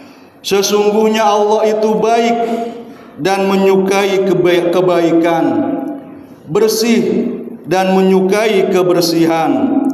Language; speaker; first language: Indonesian; native; Indonesian